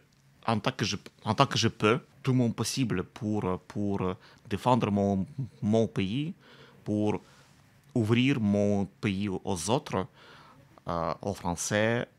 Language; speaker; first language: French; non-native, fluent; Russian